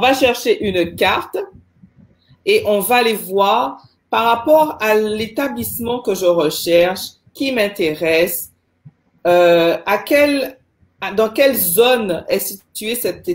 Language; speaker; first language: French; native; French